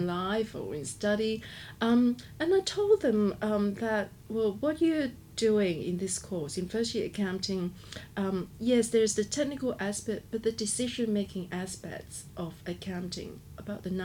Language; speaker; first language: English; non-native, local second language; Cantonese